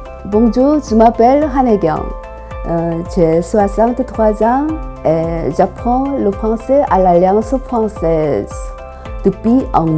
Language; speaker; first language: French; non-native, learner; Korean